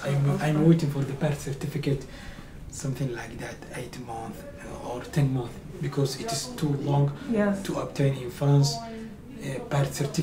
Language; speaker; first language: English; non-native, learner; Somali